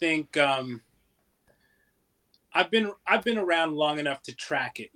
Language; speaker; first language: English; native; English